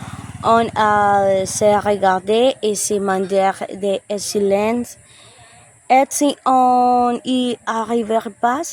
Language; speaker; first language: French; non-native, learner; Spanish